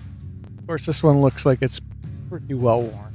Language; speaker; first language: English; native; English